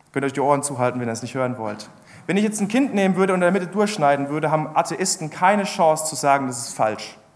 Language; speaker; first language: German; native; German